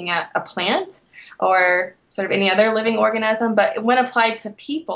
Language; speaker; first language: English; native; English